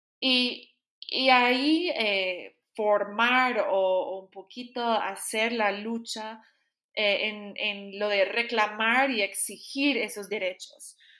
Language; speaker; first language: Spanish; non-native, fluent; English